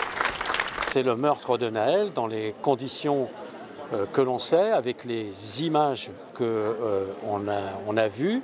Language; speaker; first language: French; native; French